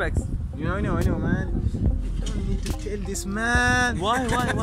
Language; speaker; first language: English; non-native, learner; Persian